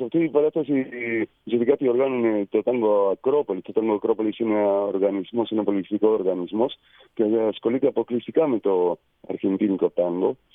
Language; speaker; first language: Greek; non-native, fluent; Spanish